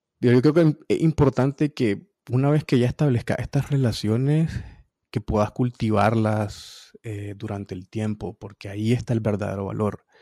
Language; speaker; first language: Spanish; native; Spanish